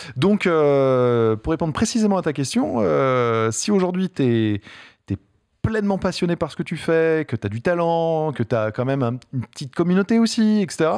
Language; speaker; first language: French; native; French